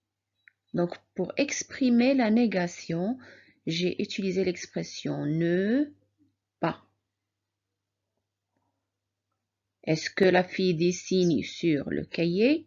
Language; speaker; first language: French; non-native, local second language; Arabic